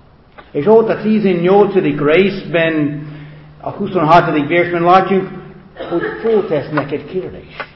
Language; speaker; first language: Hungarian; non-native, fluent; English